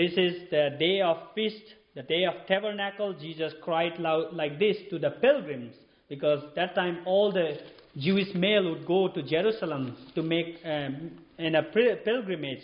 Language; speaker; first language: English; non-native, local second language; Nepali